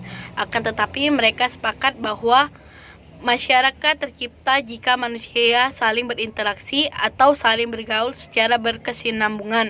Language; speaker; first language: Indonesian; native; Indonesian